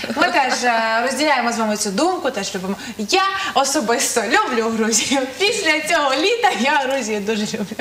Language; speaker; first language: Ukrainian; native; Ukrainian